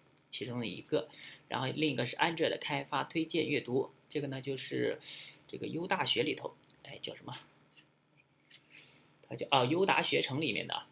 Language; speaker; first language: Chinese; native; Chinese